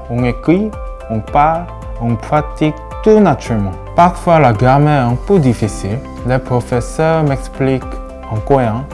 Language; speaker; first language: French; non-native, learner; Japanese